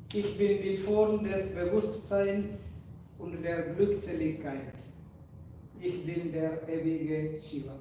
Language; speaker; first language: German; non-native, fluent; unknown